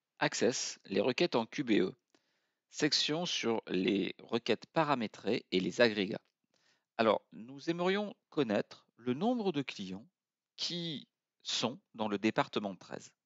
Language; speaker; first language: French; native; French